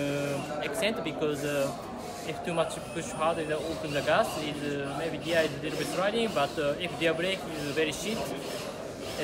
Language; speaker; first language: English; non-native, learner; Japanese